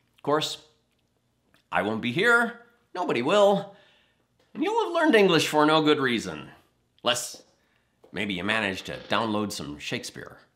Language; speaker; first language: English; native; English